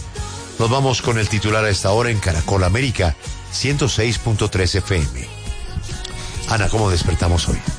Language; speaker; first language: Spanish; native; Spanish